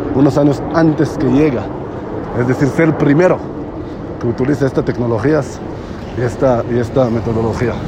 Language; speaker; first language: Spanish; non-native, fluent; Hebrew